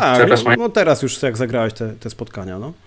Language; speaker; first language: Polish; native; Polish